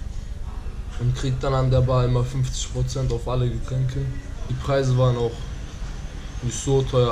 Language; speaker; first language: German; early bilingual, other home language; Turkish